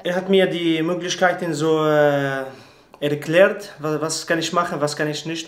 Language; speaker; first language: German; non-native, learner; Arabic